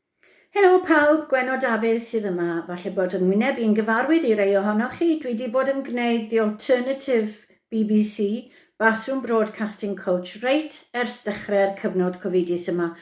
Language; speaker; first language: Welsh; native; Welsh